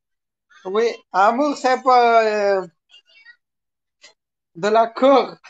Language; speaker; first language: French; non-native, learner; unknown